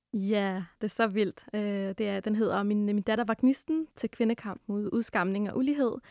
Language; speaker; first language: Danish; early bilingual, other home language; Arabic